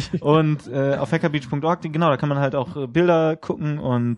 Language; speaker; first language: German; native; German